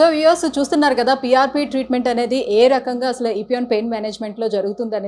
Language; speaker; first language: Telugu; native; Telugu